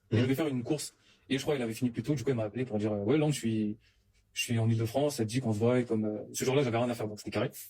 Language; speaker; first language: French; native; French